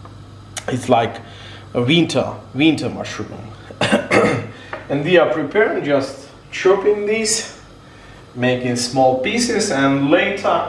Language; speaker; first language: English; non-native, learner; Ukrainian